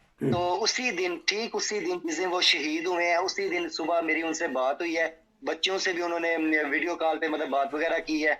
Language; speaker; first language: Urdu; non-native, local second language; Punjabi